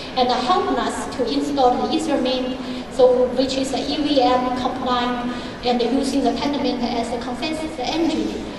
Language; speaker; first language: English; non-native, fluent; Chinese